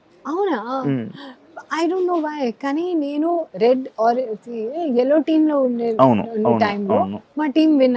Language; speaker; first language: Telugu; non-native, learner; Hindi